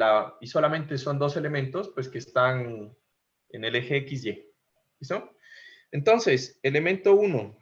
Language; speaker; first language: Spanish; native; Spanish